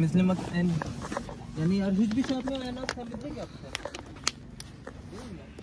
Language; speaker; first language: Turkish; non-native, fluent; Urdu